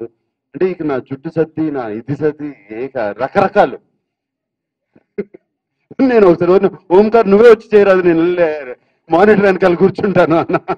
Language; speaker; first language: Telugu; native; Telugu